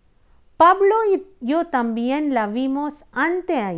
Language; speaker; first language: Spanish; non-native, fluent; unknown